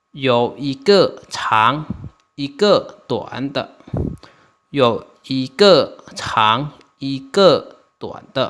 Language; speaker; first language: Chinese; non-native, fluent; Lao